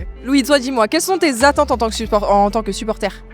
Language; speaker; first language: French; native; French